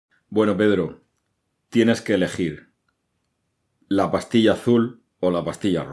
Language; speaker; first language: Spanish; native; Spanish